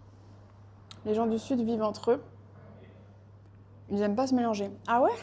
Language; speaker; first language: French; native; French